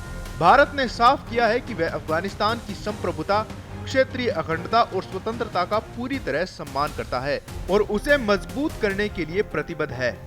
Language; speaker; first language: Hindi; native; Hindi